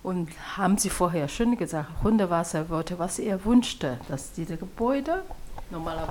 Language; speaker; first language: German; non-native, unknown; Chinese